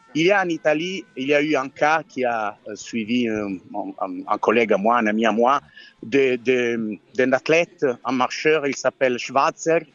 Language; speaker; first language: French; non-native, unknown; Italian